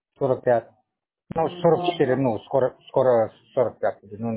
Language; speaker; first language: Russian; non-native, local second language; Tajik